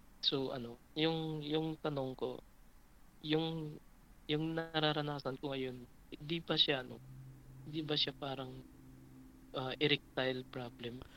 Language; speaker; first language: Filipino; non-native, local second language; Cebuano